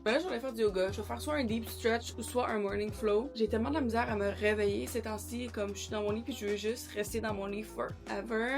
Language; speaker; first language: French; native; French